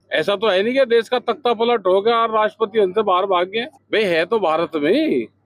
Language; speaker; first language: Hindi; native; Hindi